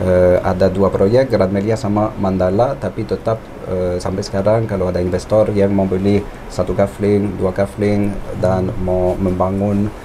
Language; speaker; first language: Indonesian; non-native, fluent; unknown